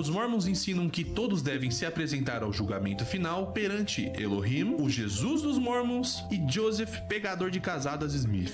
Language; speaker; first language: Portuguese; native; Portuguese